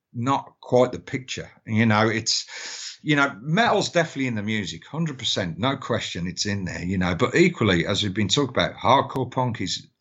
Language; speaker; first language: English; native; English